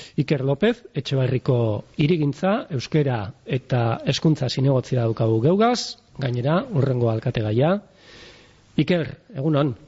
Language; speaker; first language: Basque; native; Basque